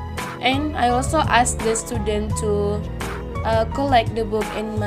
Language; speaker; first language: English; non-native, learner; Indonesian